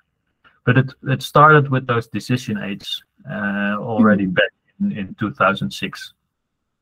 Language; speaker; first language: English; non-native, fluent; Dutch